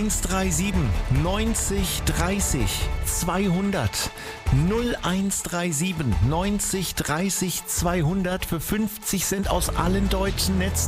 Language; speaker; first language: German; native; German